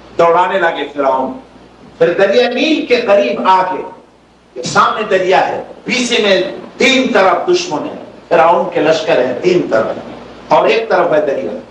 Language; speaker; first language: Urdu; non-native, fluent; Bangla